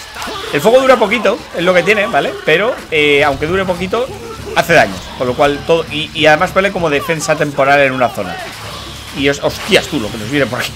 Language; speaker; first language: Spanish; native; Spanish